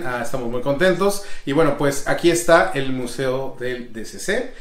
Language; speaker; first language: Spanish; native; Spanish